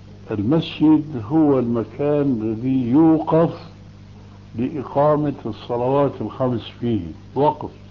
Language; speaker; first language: Arabic; early bilingual, other home language; Albanian